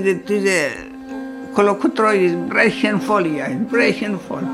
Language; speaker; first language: German; non-native, learner; Greek